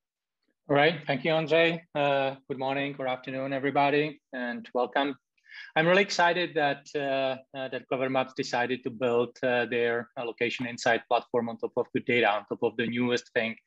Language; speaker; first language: English; non-native, fluent; Czech